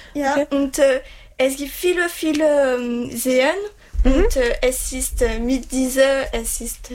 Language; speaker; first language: German; non-native, learner; French